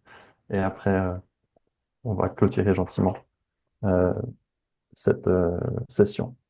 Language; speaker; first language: French; native; French